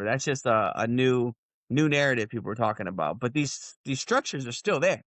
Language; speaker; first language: English; native; English